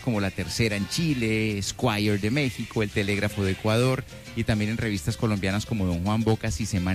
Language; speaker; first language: Spanish; native; Spanish